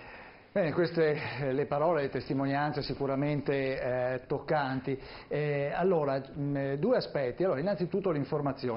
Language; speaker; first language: Italian; native; Italian